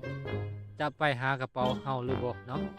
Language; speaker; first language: Thai; non-native, local second language; Northeastern Thai